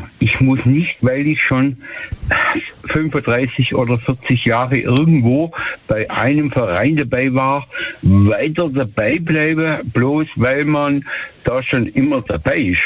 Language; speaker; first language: German; native; German